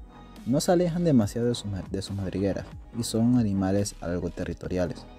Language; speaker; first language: Spanish; native; Spanish